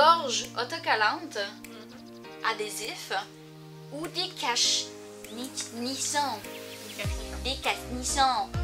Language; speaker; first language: French; native; French